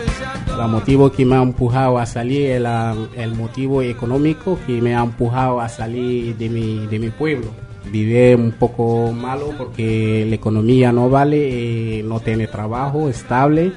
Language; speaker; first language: Spanish; non-native, learner; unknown